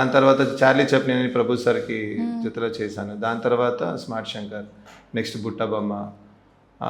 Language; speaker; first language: Telugu; non-native, local second language; Kannada